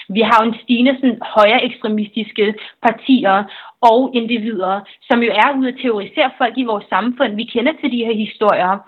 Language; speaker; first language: Danish; early bilingual, other home language; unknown